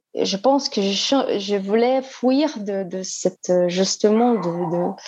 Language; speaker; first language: French; non-native, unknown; Portuguese